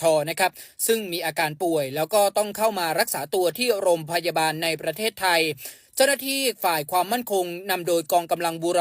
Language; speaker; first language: Thai; native; Thai